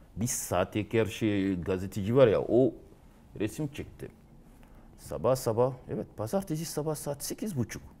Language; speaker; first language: Turkish; non-native, learner; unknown